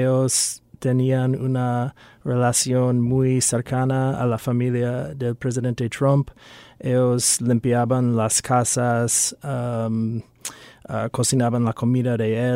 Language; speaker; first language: Spanish; non-native, fluent; English